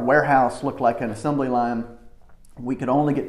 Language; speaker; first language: English; native; English